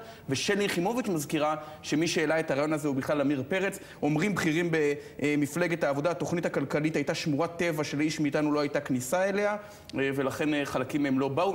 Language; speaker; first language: Hebrew; native; Hebrew